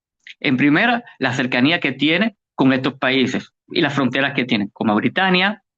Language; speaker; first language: Spanish; native; Spanish